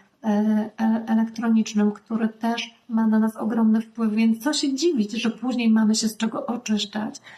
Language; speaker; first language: Polish; native; Polish